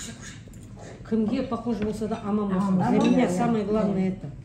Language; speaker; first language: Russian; non-native, local second language; Kazakh